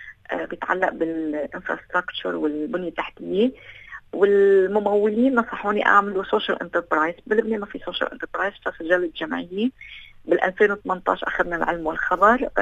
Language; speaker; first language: Arabic; native; Arabic